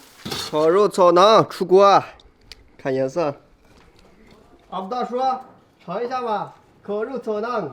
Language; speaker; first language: Chinese; native; Chinese